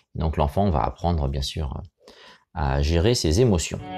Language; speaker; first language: French; native; French